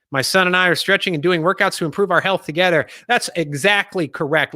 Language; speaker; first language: English; native; English